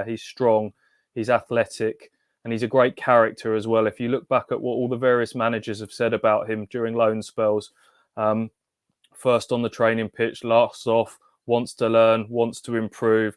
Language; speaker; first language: English; native; English